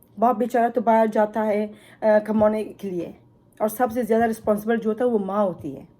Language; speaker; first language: Urdu; non-native, local second language; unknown